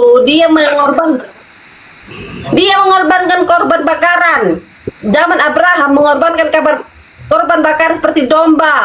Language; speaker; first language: Indonesian; native; Indonesian